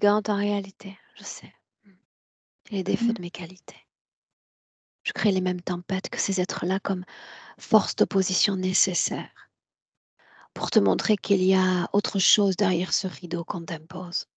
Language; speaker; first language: French; native; French